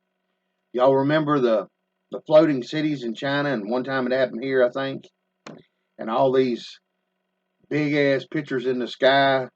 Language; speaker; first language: English; native; English